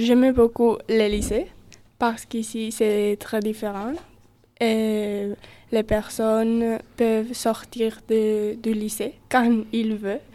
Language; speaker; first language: French; non-native, learner; Spanish